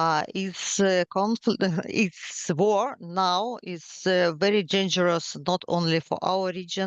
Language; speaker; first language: English; non-native, learner; Ukrainian